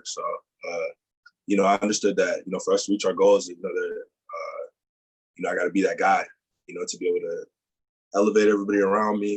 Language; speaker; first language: English; native; English